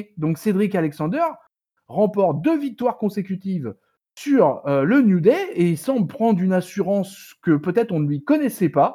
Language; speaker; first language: French; native; French